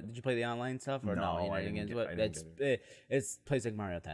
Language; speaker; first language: English; native; English